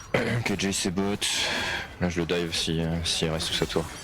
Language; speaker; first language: French; native; French